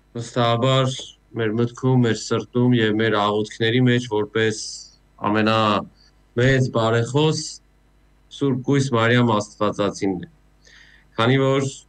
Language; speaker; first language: Armenian; native; Armenian